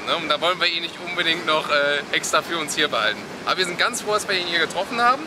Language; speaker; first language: German; native; German